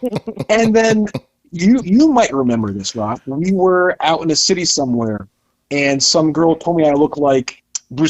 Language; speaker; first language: English; native; English